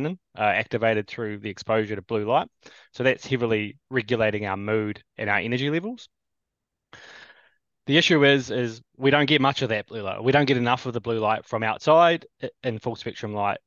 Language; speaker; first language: English; native; English